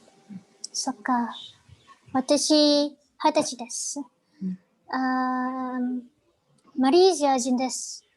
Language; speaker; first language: Japanese; non-native, learner; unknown